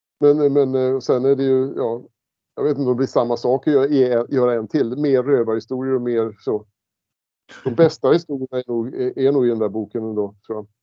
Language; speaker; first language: Swedish; native; Swedish